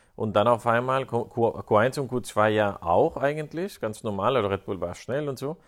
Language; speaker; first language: German; non-native, fluent; Spanish